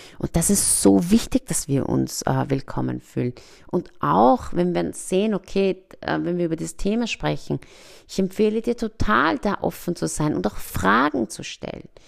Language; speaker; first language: German; early bilingual, other home language; Persian